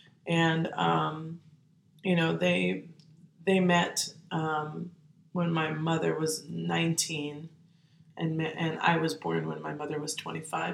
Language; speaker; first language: English; native; English